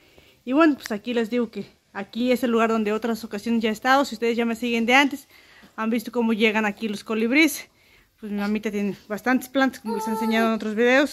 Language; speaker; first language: Spanish; native; Spanish